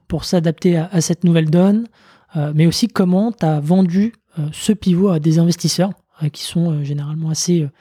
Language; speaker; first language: French; native; French